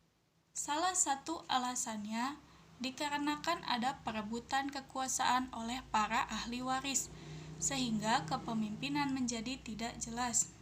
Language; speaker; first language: Indonesian; native; Indonesian